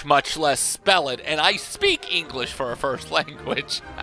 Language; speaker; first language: English; native; English